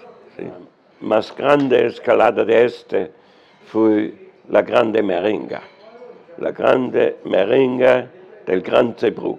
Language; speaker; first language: Spanish; non-native, learner; German